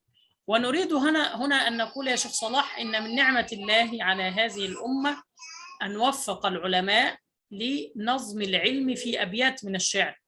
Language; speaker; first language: Arabic; native; Arabic